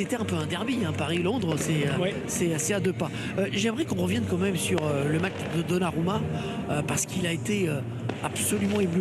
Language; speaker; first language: French; native; French